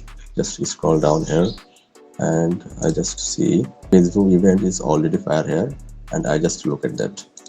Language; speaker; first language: English; non-native, local second language; Bangla